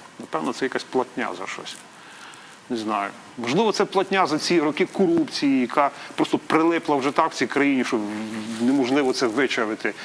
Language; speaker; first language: Ukrainian; native; Ukrainian